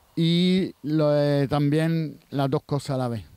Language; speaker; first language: Spanish; non-native, fluent; Swiss German